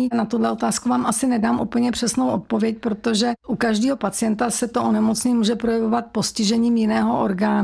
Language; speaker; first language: Czech; native; Czech